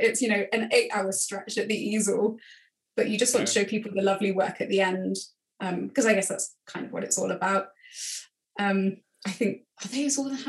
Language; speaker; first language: English; native; English